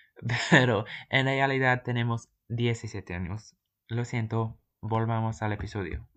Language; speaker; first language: Spanish; non-native, learner; English